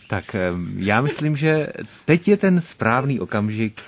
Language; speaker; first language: Czech; native; Czech